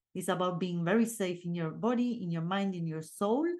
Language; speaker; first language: English; non-native, fluent; Spanish